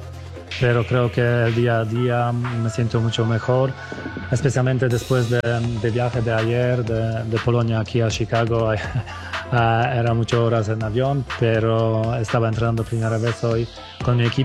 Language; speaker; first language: Spanish; non-native, fluent; Polish